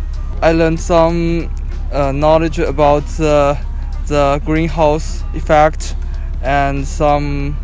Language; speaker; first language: English; non-native, learner; Chinese